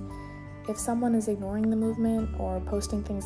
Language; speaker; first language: English; native; English